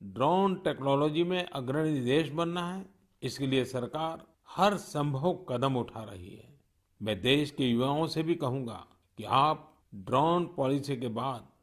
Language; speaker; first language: Hindi; non-native, local second language; Gujarati